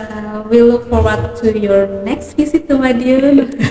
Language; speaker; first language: English; non-native, learner; Indonesian